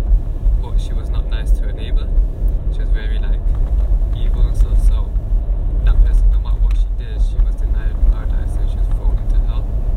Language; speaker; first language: English; native; English